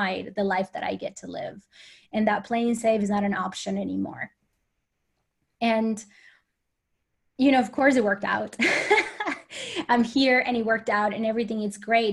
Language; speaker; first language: English; non-native, fluent; Spanish